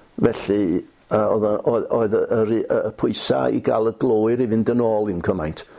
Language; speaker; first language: Welsh; native; Welsh